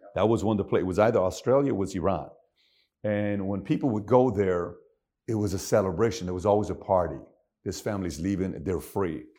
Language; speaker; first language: English; early bilingual, other home language; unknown